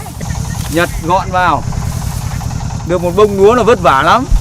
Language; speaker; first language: Vietnamese; native; Vietnamese